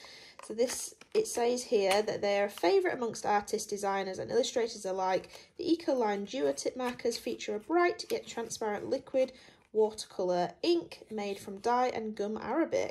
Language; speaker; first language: English; native; English